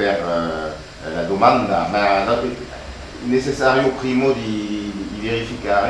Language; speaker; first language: Italian; non-native, fluent; French